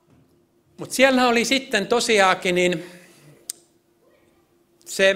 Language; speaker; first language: Finnish; native; Finnish